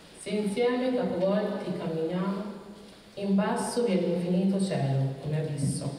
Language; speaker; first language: Italian; early bilingual, other home language; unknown